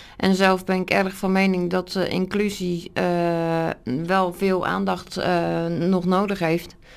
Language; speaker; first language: Dutch; native; Dutch